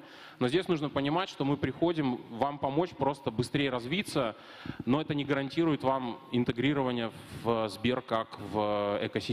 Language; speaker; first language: Russian; native; Russian